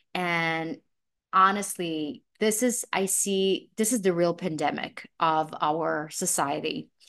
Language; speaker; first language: English; non-native, fluent; Russian